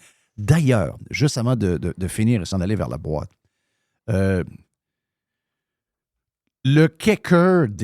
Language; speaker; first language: French; native; French